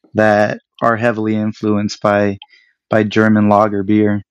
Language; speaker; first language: English; early bilingual, other home language; Spanish